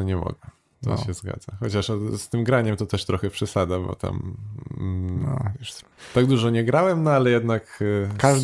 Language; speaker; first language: Polish; native; Polish